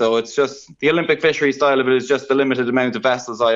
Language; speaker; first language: English; native; English